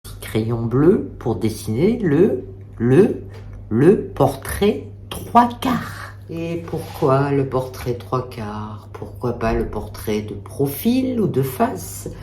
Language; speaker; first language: French; native; French